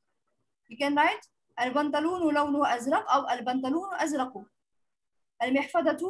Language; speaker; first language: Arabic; non-native, fluent; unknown